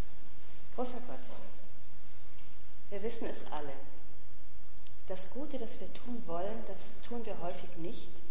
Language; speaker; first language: German; native; German